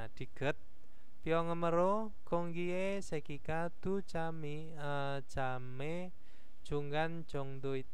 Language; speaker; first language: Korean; non-native, fluent; Indonesian